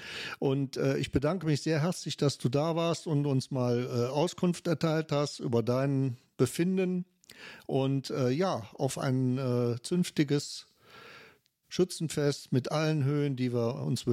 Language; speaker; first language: German; native; German